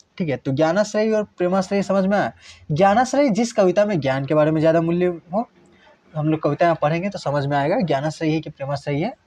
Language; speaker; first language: Hindi; non-native, local second language; Bangla